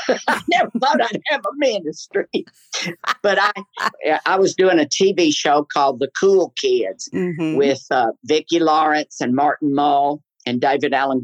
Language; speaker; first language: English; native; English